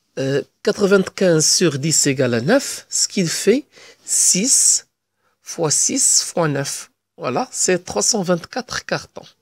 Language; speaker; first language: French; non-native, local second language; Arabic